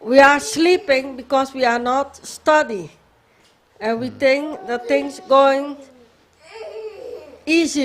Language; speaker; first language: English; non-native, learner; Papiamento